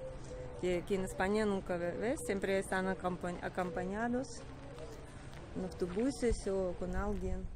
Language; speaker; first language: Spanish; non-native, learner; Russian